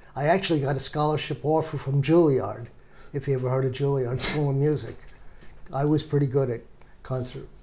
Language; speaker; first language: English; native; English